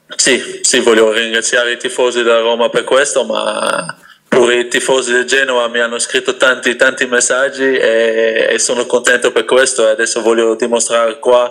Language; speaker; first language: Italian; non-native, fluent; Dutch